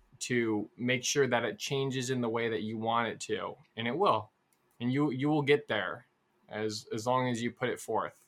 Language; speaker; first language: English; native; English